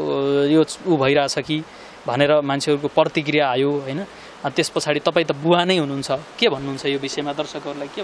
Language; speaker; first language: Nepali; native; Nepali